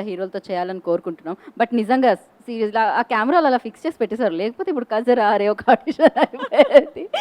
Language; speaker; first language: Telugu; native; Telugu